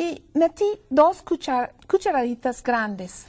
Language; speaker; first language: Spanish; non-native, fluent; English